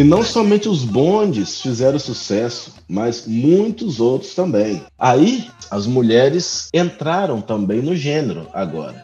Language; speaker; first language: Portuguese; native; Portuguese